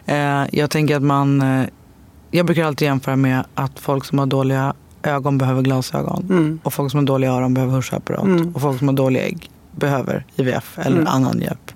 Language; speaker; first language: Swedish; native; Swedish